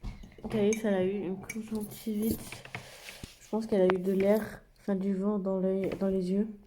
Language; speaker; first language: French; native; French